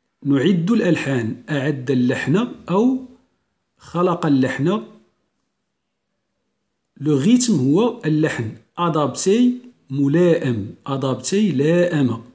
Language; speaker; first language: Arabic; native; Arabic